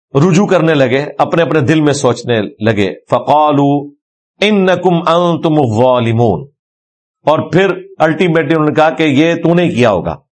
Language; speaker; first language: Urdu; non-native, local second language; Punjabi